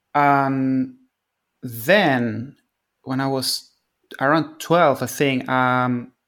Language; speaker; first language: English; non-native, fluent; Spanish